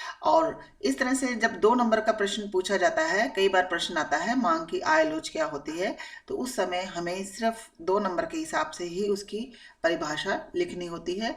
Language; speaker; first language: Hindi; native; Hindi